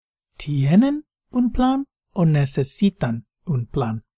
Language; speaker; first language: Spanish; non-native, fluent; English